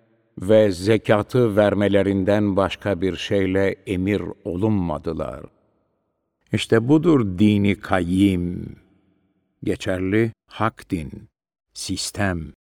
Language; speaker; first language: Turkish; native; Turkish